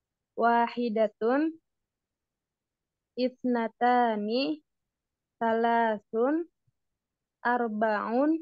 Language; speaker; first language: Arabic; non-native, learner; Indonesian